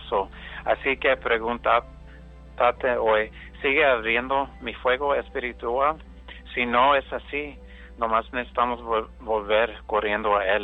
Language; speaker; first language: Spanish; early bilingual, heritage; English